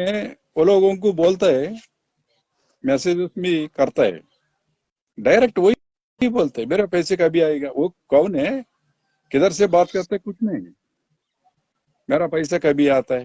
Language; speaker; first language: Hindi; non-native, local second language; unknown